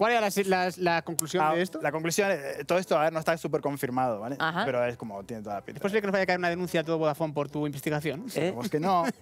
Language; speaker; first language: Spanish; native; Spanish